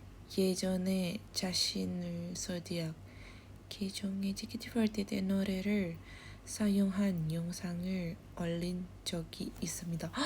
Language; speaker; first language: Korean; non-native, learner; Indonesian